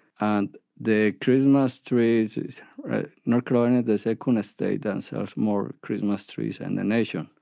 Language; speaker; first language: English; non-native, fluent; Spanish